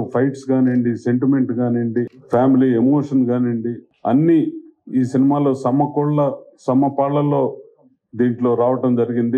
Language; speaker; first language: Telugu; native; Telugu